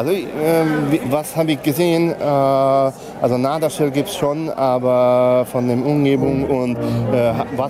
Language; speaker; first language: German; non-native, local second language; Hungarian